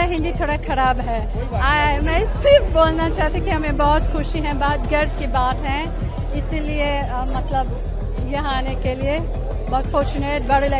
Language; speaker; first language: Hindi; non-native, learner; Croatian